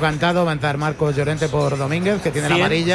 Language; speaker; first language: Spanish; native; Spanish